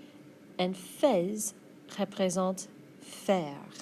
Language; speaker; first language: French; non-native, fluent; English